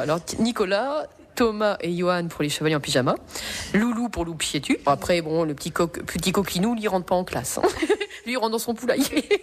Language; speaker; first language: French; native; French